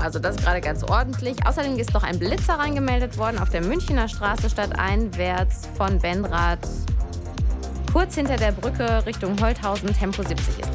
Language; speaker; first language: German; native; German